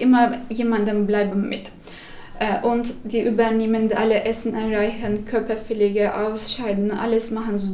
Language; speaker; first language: German; non-native, learner; Turkish